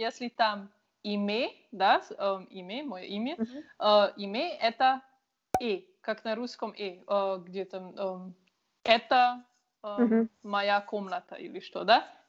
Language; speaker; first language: Russian; non-native, learner; Slovenian